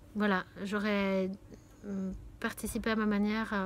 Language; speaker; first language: French; native; French